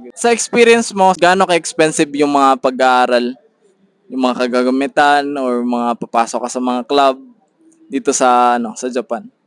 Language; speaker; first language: Filipino; native; Filipino